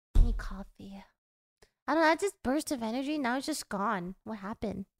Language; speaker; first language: English; early bilingual, other home language; Korean